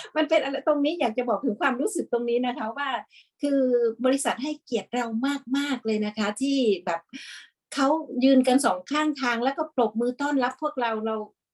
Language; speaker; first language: Thai; native; Thai